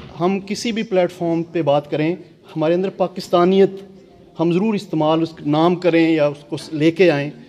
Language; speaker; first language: Urdu; non-native, local second language; Punjabi